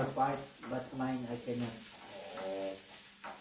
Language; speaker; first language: English; non-native, learner; Filipino